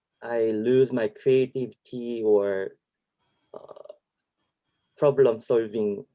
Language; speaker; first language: English; non-native, learner; Korean